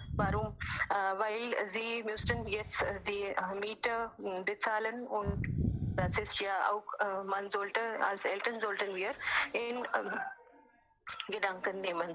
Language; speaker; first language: German; non-native, learner; Hindi